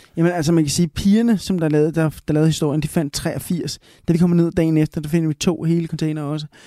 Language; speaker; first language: Danish; early bilingual, other home language; Spanish